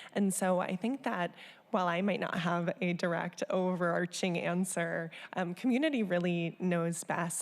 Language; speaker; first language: English; native; English